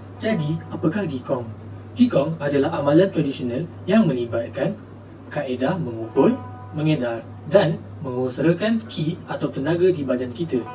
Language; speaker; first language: Malay; non-native, local second language; Chinese